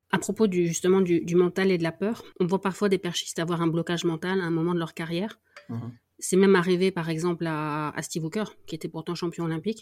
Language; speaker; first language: French; native; French